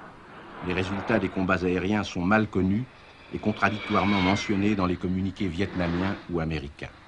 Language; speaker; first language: French; native; French